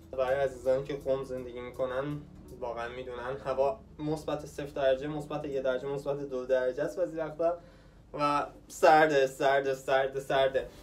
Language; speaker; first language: Persian; native; Persian